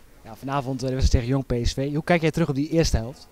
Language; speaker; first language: Dutch; native; Dutch